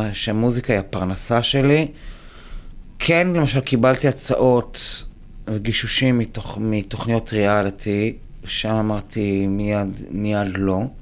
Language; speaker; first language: Hebrew; native; Hebrew